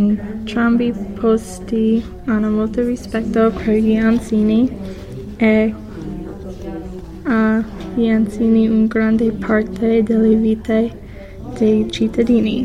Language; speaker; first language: Italian; non-native, learner; English